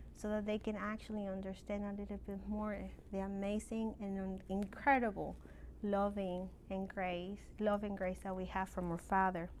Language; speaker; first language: English; non-native, fluent; Spanish